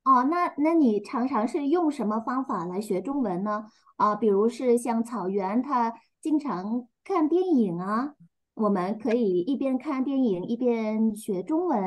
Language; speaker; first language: Chinese; non-native, fluent; Vietnamese